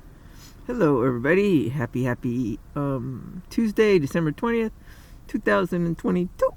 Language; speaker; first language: English; native; English